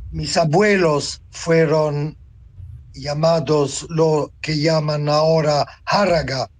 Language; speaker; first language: Spanish; non-native, fluent; Italian